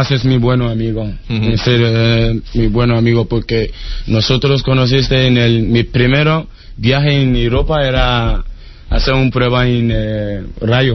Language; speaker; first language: Spanish; non-native, learner; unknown